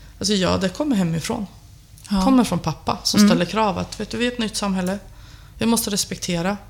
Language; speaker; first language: Swedish; early bilingual, other home language; Albanian